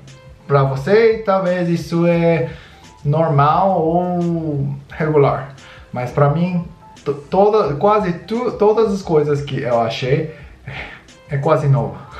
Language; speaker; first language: Portuguese; non-native, learner; English